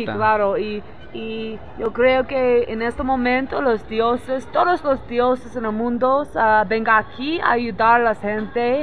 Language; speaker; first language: Spanish; non-native, learner; English